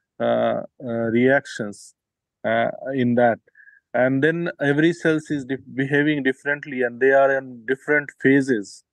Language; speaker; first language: English; non-native, local second language; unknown